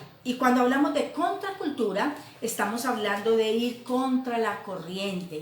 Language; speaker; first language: Spanish; native; Spanish